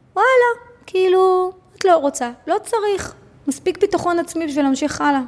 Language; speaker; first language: Hebrew; early bilingual, other home language; Arabic